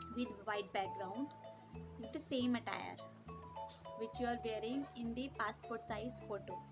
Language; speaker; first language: English; non-native, local second language; Hindi